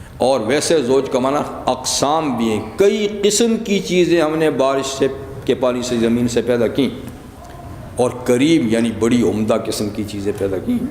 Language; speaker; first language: Urdu; native; Urdu